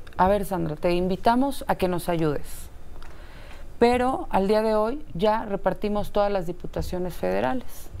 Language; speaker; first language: Spanish; native; Spanish